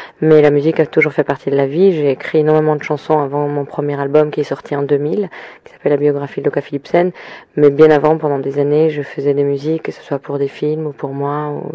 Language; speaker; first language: French; early bilingual, other home language; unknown